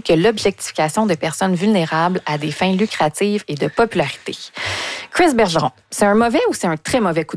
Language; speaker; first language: French; native; French